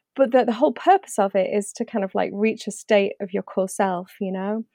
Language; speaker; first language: English; native; English